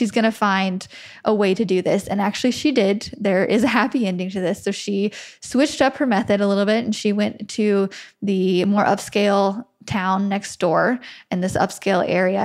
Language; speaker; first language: English; native; English